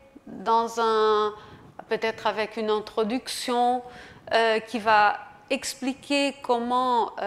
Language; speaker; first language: French; non-native, fluent; Portuguese